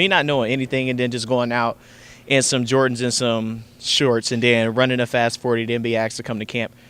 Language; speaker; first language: English; native; English